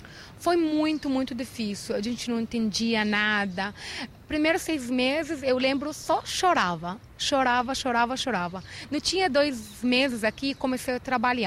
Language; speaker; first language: Portuguese; non-native, fluent; Arabic